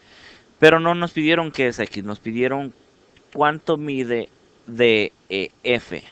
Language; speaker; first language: Spanish; early bilingual, heritage; Spanish